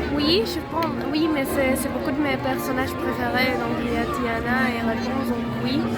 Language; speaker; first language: French; non-native, fluent; English